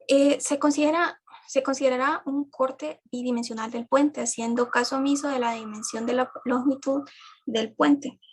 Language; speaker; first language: Spanish; native; Spanish